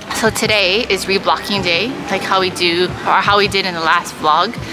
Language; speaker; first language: English; native; English